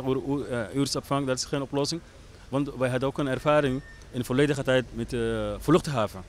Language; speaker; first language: Dutch; non-native, learner; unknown